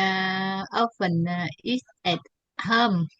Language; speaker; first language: English; non-native, learner; Vietnamese